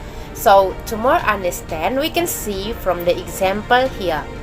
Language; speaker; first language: English; non-native, learner; Indonesian